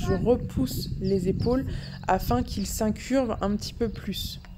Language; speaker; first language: French; native; French